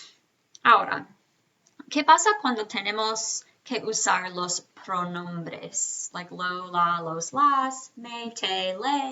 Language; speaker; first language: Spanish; non-native, fluent; English